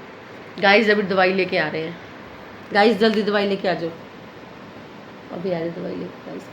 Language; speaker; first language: Hindi; native; Hindi